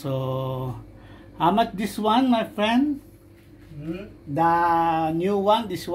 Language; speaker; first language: English; non-native, learner; Filipino